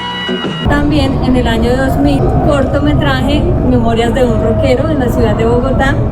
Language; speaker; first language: Spanish; native; Spanish